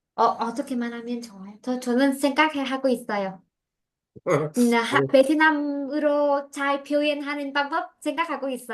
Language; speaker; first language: Korean; non-native, learner; Vietnamese